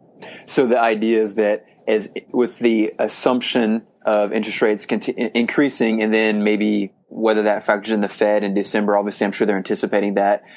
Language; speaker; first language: English; native; English